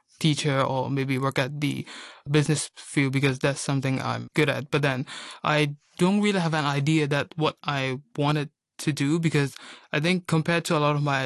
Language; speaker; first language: English; non-native, local second language; Urdu